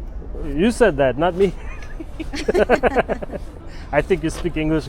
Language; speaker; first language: English; native; English